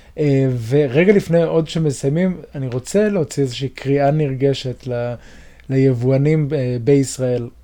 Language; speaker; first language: Hebrew; native; Hebrew